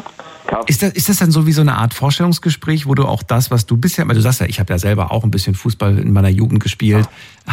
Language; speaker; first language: German; native; German